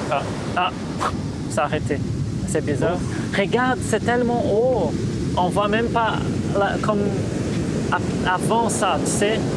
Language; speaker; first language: French; non-native, fluent; Portuguese